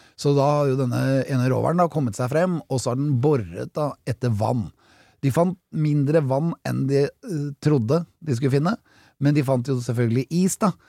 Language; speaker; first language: Norwegian; native; Norwegian